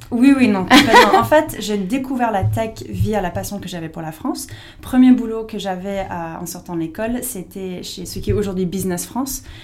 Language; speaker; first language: French; non-native, fluent; English